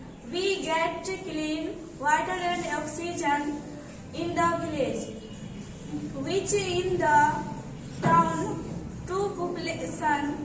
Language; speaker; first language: English; non-native, learner; Hindi